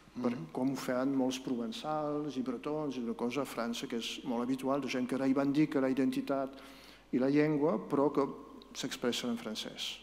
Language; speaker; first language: Catalan; non-native, local second language; French